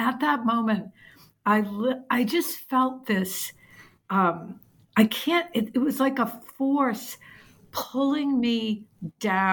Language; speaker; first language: English; native; English